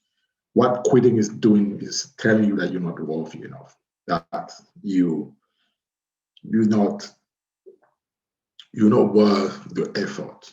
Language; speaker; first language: English; non-native, fluent; French